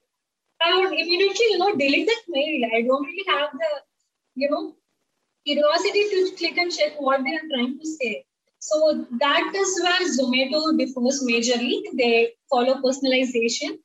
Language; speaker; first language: English; non-native, local second language; Tamil